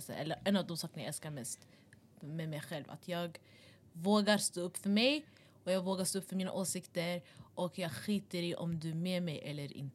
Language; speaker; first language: Swedish; early bilingual, other home language; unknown